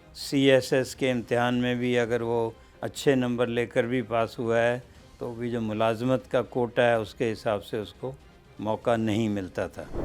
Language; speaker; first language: Urdu; native; Urdu